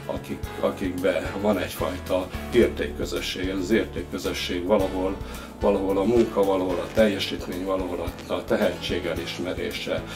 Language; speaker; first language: Hungarian; native; Hungarian